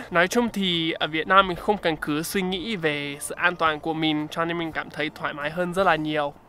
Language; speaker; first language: Vietnamese; non-native, fluent; English